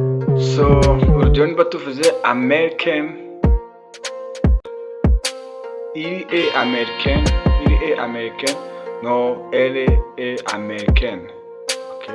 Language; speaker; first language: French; non-native, local second language; Kinyarwanda